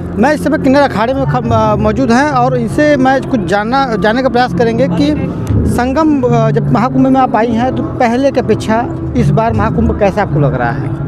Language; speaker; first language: Hindi; native; Hindi